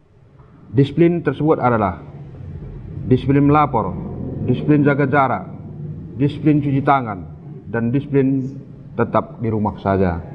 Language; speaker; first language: Indonesian; non-native, local second language; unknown